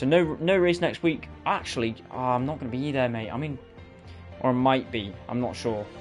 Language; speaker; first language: English; native; English